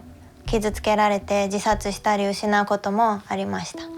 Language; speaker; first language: Japanese; native; Japanese